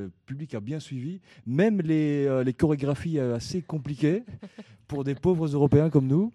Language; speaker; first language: French; native; French